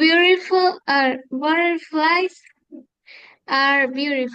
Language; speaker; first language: English; non-native, learner; Spanish